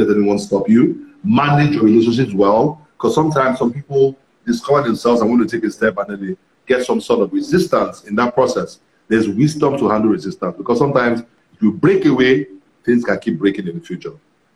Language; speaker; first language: English; non-native, local second language; Yoruba